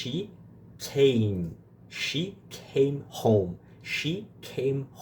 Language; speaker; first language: English; non-native, fluent; Portuguese